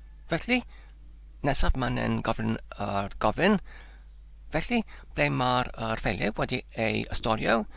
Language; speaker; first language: Welsh; non-native, learner; Polish